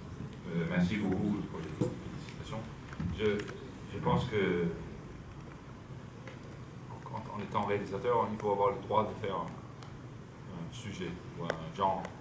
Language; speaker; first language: French; non-native, fluent; Danish